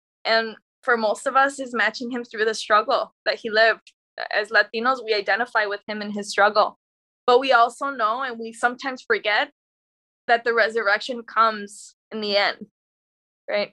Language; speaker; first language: English; early bilingual, other home language; Spanish